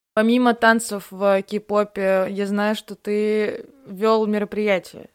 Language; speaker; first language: Russian; native; Russian